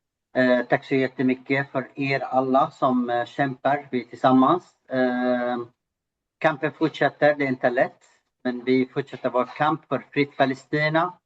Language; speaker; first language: Swedish; non-native, fluent; Arabic